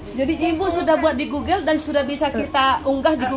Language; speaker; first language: Indonesian; native; Indonesian